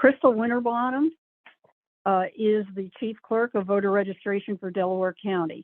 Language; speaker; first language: English; native; English